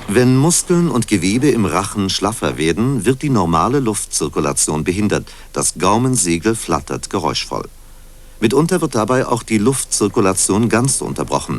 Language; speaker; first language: German; native; German